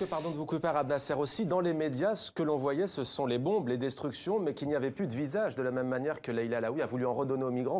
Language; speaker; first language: French; native; French